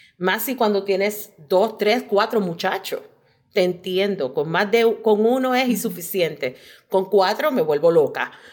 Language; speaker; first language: Spanish; native; Spanish